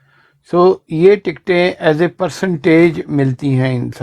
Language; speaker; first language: Urdu; native; Urdu